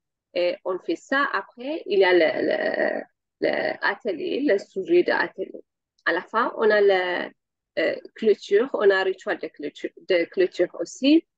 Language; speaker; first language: French; non-native, learner; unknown